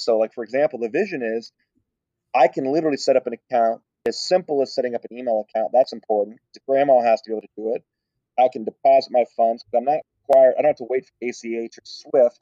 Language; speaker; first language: English; native; English